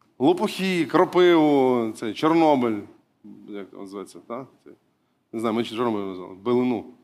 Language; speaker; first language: Ukrainian; non-native, local second language; Russian